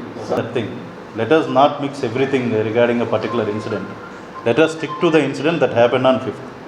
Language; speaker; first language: English; non-native, local second language; Telugu